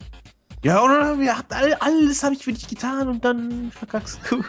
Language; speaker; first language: German; native; German